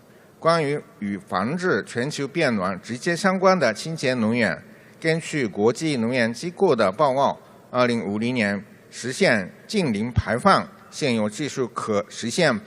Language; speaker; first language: Chinese; non-native, fluent; Japanese